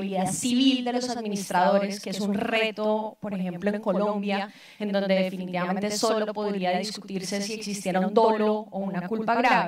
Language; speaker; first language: Spanish; native; Spanish